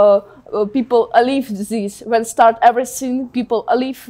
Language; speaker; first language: English; non-native, learner; Ukrainian